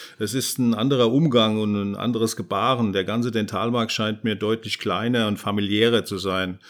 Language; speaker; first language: German; native; German